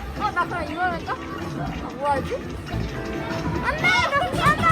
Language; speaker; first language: Japanese; non-native, learner; Korean